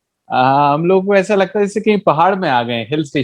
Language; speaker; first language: Hindi; native; Hindi